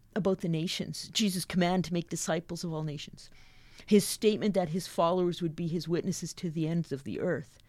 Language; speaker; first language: English; native; English